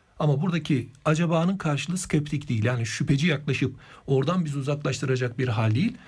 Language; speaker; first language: Turkish; native; Turkish